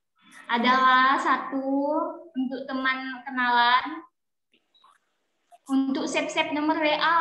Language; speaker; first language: Indonesian; native; Indonesian